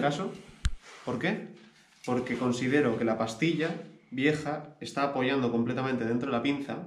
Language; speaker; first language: Spanish; native; Spanish